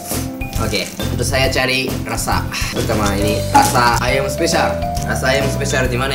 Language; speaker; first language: Indonesian; non-native, learner; Japanese